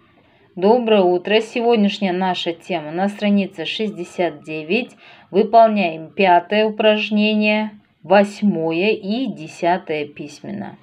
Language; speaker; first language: Russian; non-native, local second language; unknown